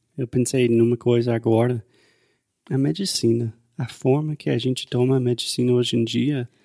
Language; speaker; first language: Portuguese; non-native, fluent; English